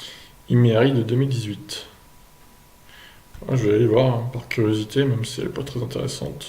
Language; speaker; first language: French; native; French